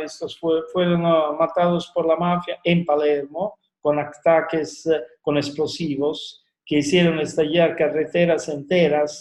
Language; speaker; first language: Spanish; non-native, learner; Italian